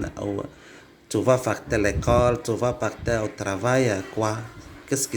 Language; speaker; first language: French; non-native, learner; Indonesian